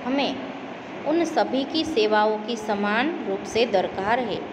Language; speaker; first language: Hindi; non-native, local second language; Gujarati